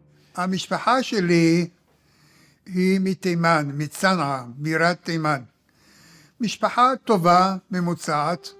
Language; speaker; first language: Hebrew; early bilingual, other home language; Arabic